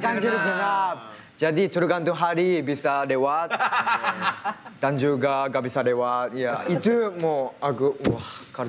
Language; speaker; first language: Indonesian; non-native, learner; Japanese